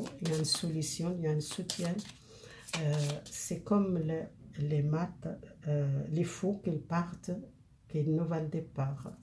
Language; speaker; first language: French; non-native, fluent; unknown